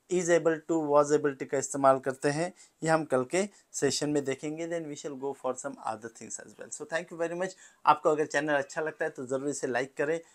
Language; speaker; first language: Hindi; non-native, local second language; Marathi